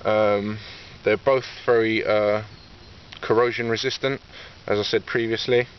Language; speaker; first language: English; native; English